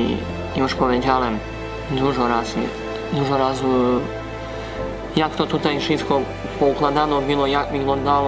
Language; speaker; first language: Polish; non-native, fluent; Serbian